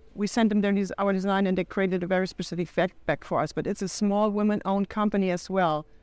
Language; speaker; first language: English; non-native, fluent; German